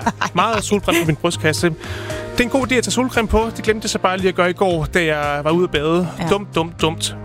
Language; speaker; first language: Danish; native; Danish